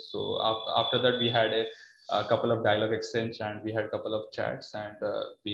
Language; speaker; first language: English; non-native, local second language; Odia